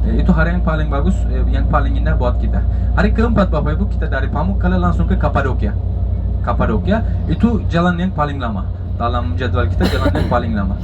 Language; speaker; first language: Indonesian; non-native, fluent; Turkish